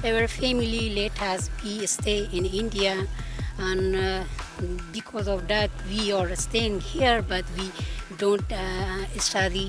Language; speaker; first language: English; non-native, learner; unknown